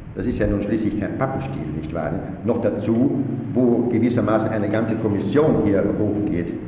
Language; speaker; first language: German; native; German